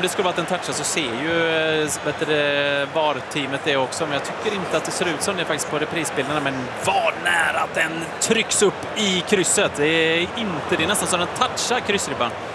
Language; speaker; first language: Swedish; native; Swedish